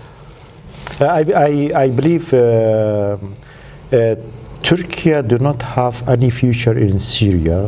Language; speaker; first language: English; non-native, learner; Central Kurdish